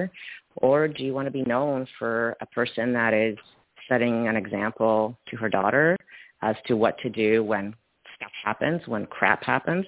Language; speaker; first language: English; non-native, fluent; Polish